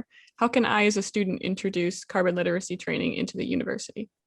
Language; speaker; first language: English; native; English